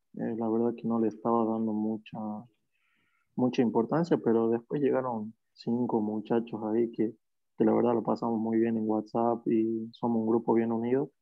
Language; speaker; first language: Spanish; native; Spanish